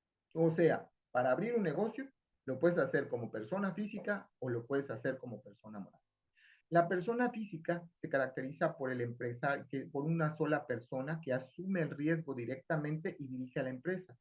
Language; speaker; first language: Spanish; native; Spanish